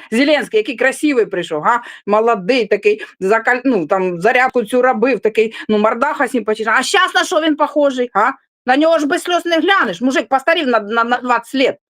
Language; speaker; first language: Ukrainian; non-native, local second language; Russian